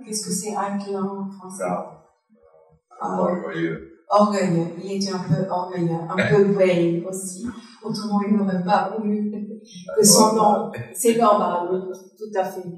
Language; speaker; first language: French; non-native, fluent; German